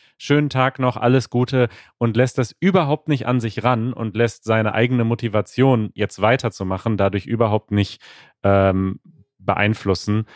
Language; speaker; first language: German; native; German